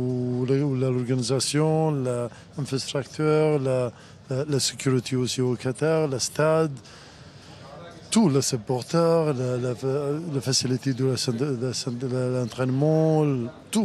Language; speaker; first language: French; non-native, learner; Arabic